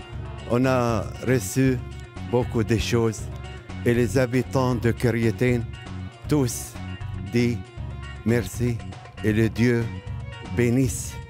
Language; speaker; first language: French; non-native, local second language; Arabic